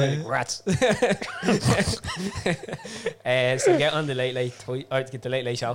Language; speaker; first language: English; native; English